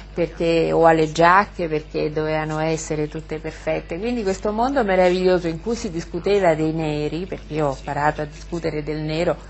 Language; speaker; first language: Italian; native; Italian